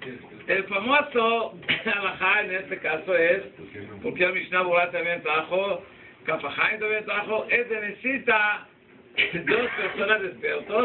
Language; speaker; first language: Spanish; non-native, learner; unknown